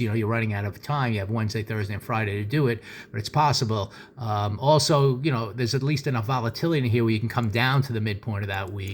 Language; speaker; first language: English; native; English